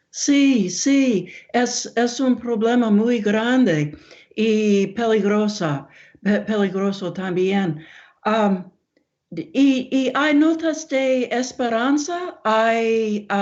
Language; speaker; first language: Spanish; non-native, learner; English